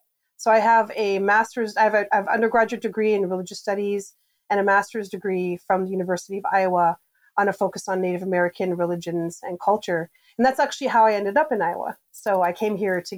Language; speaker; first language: English; native; English